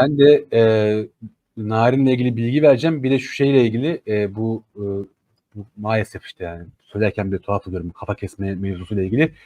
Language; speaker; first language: Turkish; native; Turkish